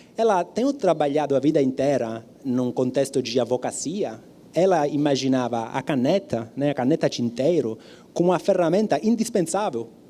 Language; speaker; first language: Portuguese; non-native, fluent; Italian